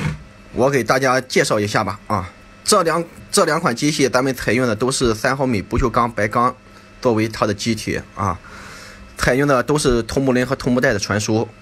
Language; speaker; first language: Chinese; native; Chinese